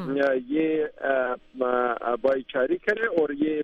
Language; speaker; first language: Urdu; non-native, fluent; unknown